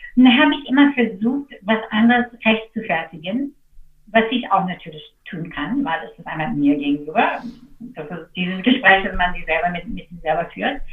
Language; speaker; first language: German; non-native, fluent; English